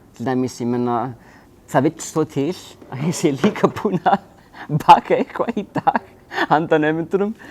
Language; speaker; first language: Icelandic; non-native, fluent; Italian